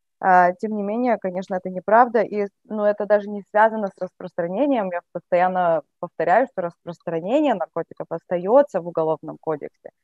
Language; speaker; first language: Russian; native; Russian